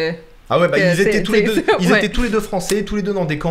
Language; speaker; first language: French; native; French